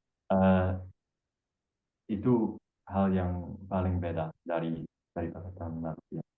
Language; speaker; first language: Indonesian; non-native, fluent; English